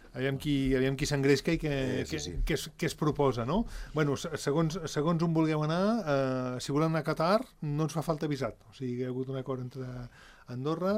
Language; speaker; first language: Catalan; native; Catalan